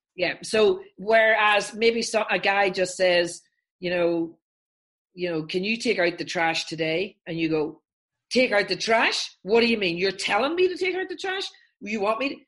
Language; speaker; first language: English; native; English